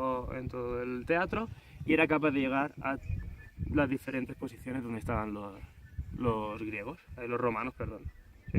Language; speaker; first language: Spanish; native; Spanish